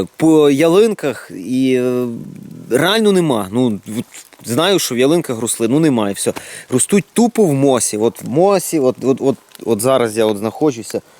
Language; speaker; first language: Ukrainian; native; Ukrainian